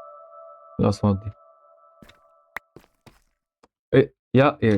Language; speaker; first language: Arabic; native; Arabic